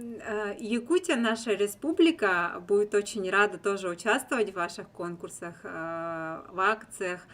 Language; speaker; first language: Russian; native; Russian